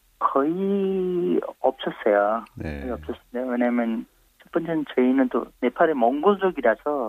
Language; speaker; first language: Korean; non-native, fluent; Nepali